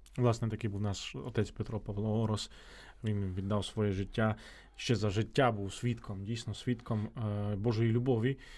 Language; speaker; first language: Ukrainian; native; Ukrainian